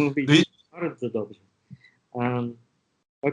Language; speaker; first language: Polish; non-native, fluent; English